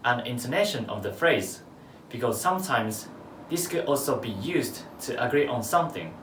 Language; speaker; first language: English; non-native, fluent; Japanese